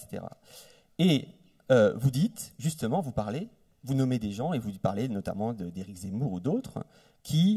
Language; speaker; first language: French; native; French